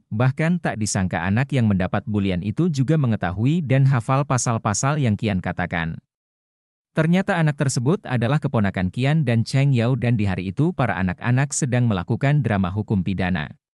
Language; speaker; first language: Indonesian; native; Indonesian